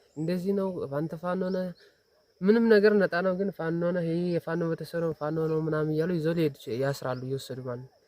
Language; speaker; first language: Amharic; non-native, local second language; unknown